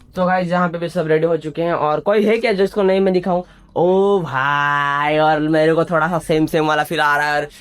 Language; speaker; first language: Hindi; non-native, local second language; Marathi